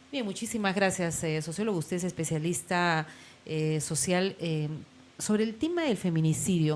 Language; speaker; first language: Spanish; native; Spanish